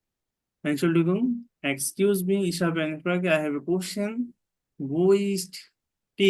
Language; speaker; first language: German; non-native, fluent; Bangla